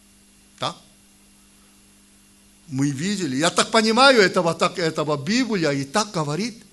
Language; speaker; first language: Russian; non-native, learner; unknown